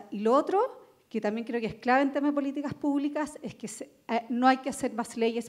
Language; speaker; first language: Spanish; native; Spanish